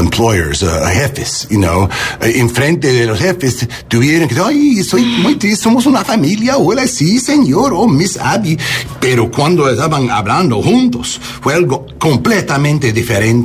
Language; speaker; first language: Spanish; non-native, learner; English